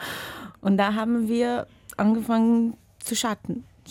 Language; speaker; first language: German; non-native, fluent; Portuguese